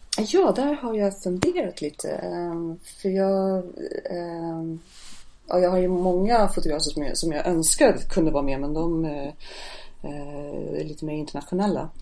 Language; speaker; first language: Swedish; non-native, fluent; English